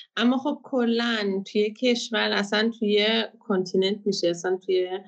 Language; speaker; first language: Persian; early bilingual, heritage; Persian